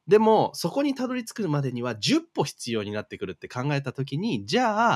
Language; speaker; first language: Japanese; native; Japanese